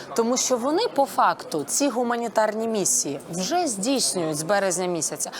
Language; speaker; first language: Ukrainian; native; Ukrainian